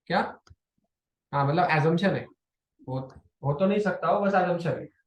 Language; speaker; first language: Hindi; non-native, local second language; Marathi